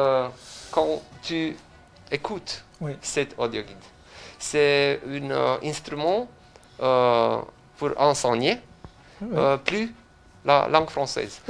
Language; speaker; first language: French; non-native, learner; Romanian